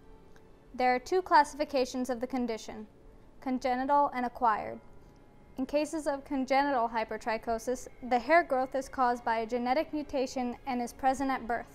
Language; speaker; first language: English; native; English